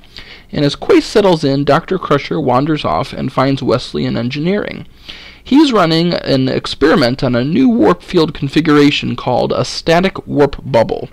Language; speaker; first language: English; native; English